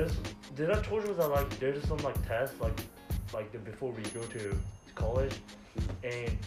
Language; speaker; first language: English; non-native, learner; Korean